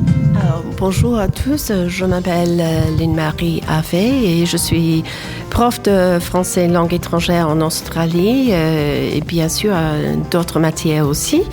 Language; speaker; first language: French; non-native, fluent; English